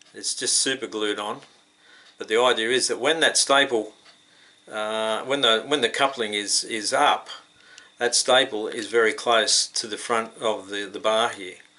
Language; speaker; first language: English; native; English